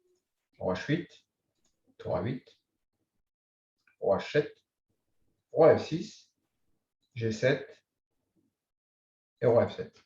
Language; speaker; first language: French; native; French